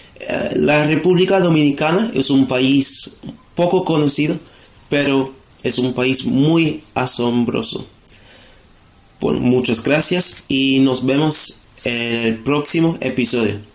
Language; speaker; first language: Spanish; non-native, fluent; English